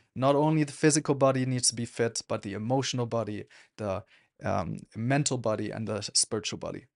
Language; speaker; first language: English; non-native, fluent; German